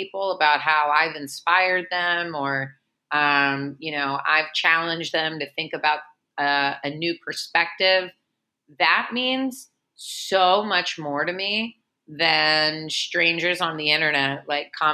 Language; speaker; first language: English; native; English